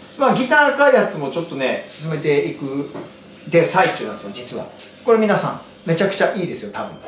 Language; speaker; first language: Japanese; native; Japanese